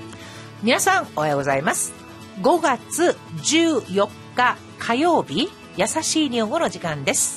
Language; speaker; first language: Japanese; non-native, fluent; Korean